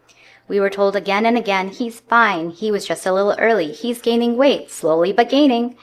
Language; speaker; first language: English; native; English